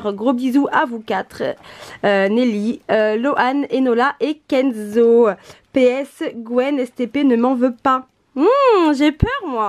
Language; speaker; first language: French; native; French